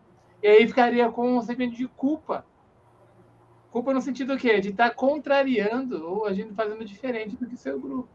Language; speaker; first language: Portuguese; native; Portuguese